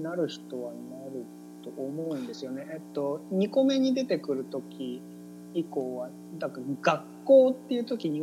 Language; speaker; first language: Japanese; native; Japanese